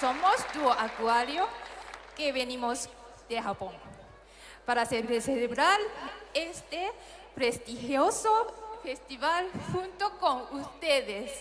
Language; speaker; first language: Spanish; non-native, fluent; Japanese